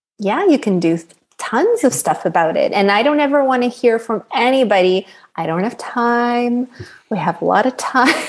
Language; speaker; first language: English; native; English